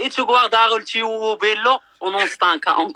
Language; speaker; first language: Italian; non-native, learner; Arabic